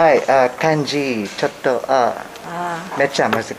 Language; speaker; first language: Japanese; non-native, learner; Hiligaynon